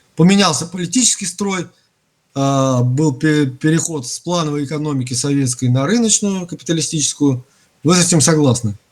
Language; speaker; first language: Russian; native; Russian